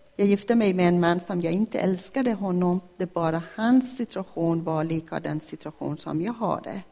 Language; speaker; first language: Swedish; non-native, fluent; Persian